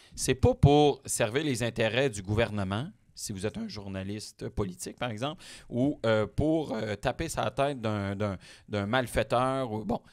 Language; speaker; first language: French; native; French